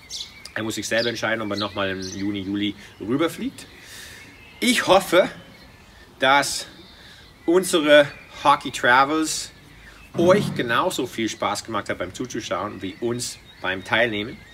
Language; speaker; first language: German; non-native, fluent; English